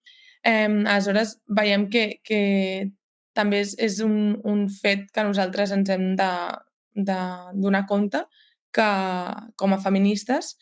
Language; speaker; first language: Catalan; native; Catalan